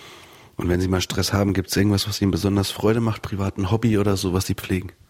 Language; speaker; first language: German; native; German